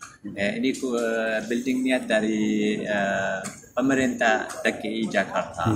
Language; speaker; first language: Indonesian; non-native, learner; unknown